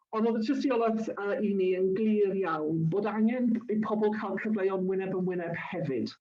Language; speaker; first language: Welsh; non-native, local second language; English